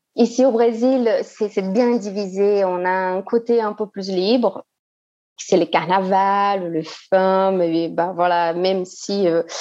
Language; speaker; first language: French; non-native, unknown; Portuguese